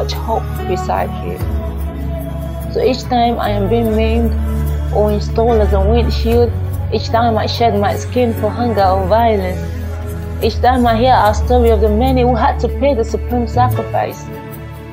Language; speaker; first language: English; non-native, local second language; Hausa